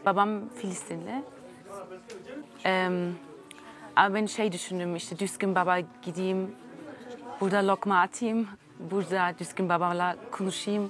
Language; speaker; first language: Turkish; early bilingual, heritage; German